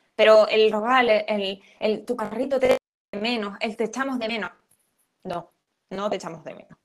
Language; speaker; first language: Spanish; native; Spanish